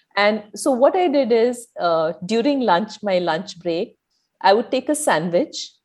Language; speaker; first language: English; non-native, local second language; Malayalam